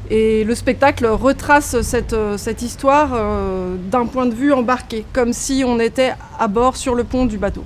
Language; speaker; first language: French; native; French